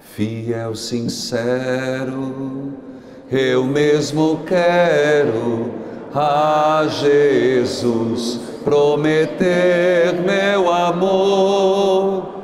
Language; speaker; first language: Portuguese; native; Portuguese